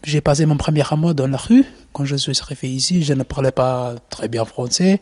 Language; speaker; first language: French; non-native, learner; Somali